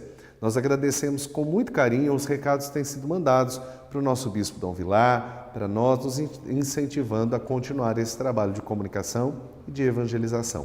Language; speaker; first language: Portuguese; native; Portuguese